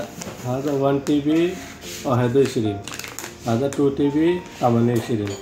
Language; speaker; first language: Arabic; non-native, learner; Hindi